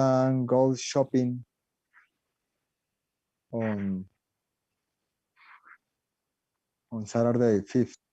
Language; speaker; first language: English; non-native, learner; Spanish